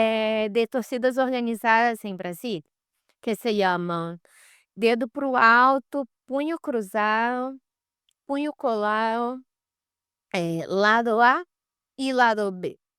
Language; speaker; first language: Spanish; non-native, fluent; Portuguese